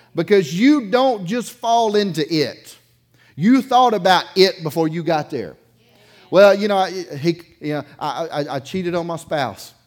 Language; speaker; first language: English; native; English